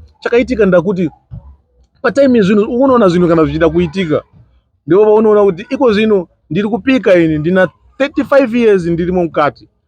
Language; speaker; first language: Shona; non-native, local second language; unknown